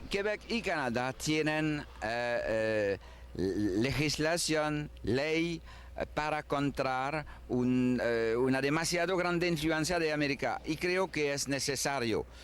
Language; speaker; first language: Spanish; non-native, learner; French